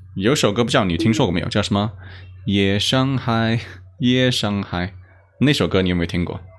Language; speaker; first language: Chinese; native; Chinese